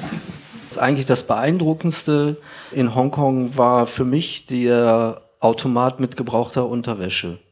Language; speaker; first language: German; native; German